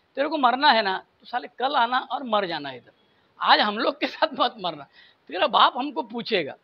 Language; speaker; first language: Hindi; non-native, local second language; Marathi